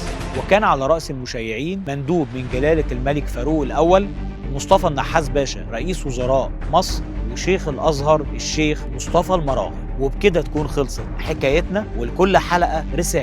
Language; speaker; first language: Arabic; native; Arabic